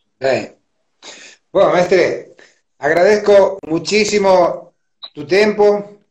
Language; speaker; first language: Portuguese; non-native, learner; Spanish